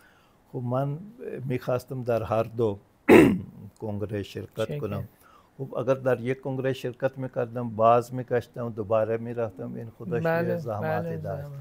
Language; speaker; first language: Persian; non-native, fluent; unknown